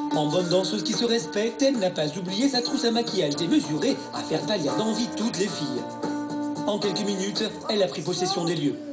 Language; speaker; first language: French; native; French